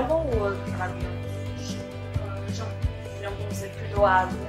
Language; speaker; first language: French; non-native, learner; Chinese